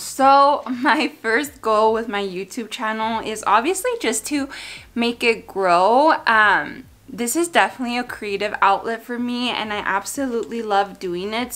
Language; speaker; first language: English; native; English